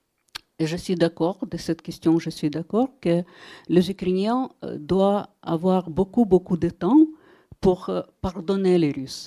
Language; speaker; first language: French; non-native, fluent; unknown